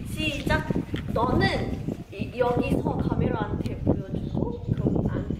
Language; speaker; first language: Korean; non-native, learner; Malay